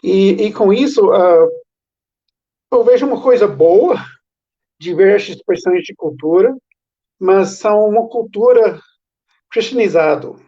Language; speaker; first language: Portuguese; non-native, fluent; English